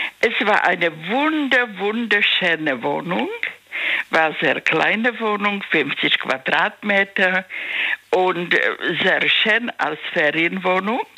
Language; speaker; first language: German; non-native, learner; Czech